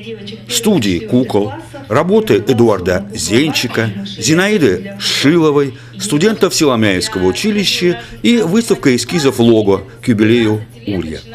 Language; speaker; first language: Russian; native; Russian